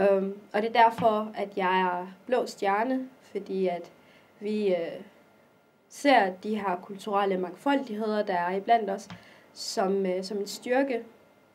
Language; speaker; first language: Danish; early bilingual, other home language; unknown